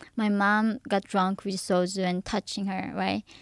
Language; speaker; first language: English; early bilingual, other home language; Korean